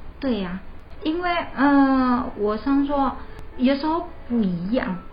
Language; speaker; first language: Chinese; non-native, learner; Indonesian